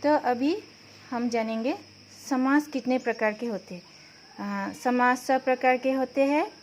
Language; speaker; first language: Hindi; non-native, local second language; Assamese